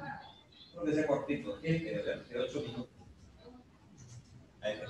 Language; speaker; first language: Spanish; native; Spanish